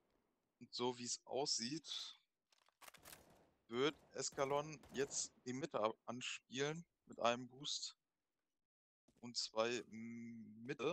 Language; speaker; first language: German; native; German